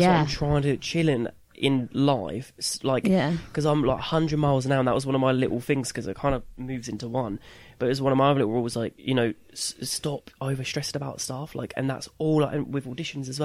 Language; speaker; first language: English; native; English